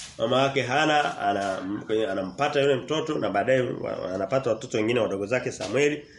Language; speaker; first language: Swahili; native; Swahili